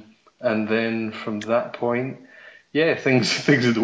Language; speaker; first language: English; native; English